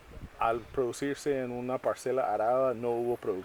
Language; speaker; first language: Spanish; native; Spanish